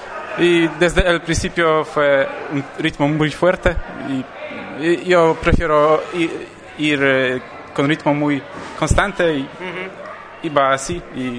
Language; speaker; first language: Spanish; non-native, learner; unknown